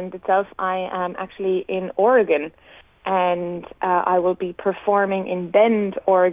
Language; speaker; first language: English; native; English